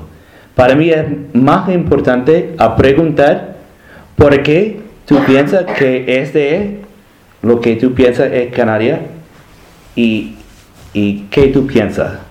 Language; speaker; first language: Spanish; non-native, learner; English